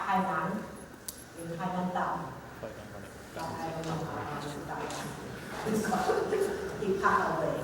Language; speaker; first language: English; non-native, learner; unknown